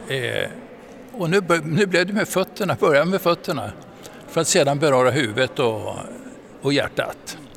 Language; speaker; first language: Swedish; native; Swedish